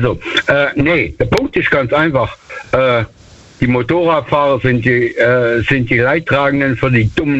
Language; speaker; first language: German; native; German